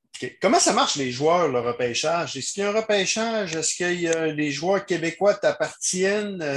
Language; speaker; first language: French; native; French